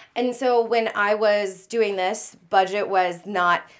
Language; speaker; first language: English; native; English